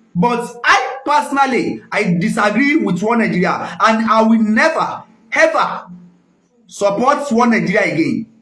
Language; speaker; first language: English; non-native, local second language; Yoruba